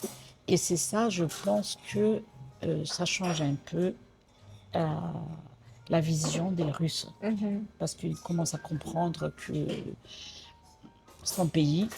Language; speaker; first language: French; non-native, local second language; Malagasy